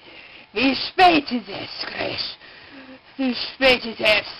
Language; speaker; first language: German; non-native, learner; English